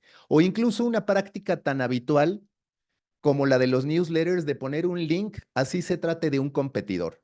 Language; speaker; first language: Spanish; native; Spanish